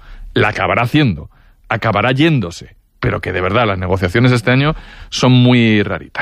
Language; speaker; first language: Spanish; native; Spanish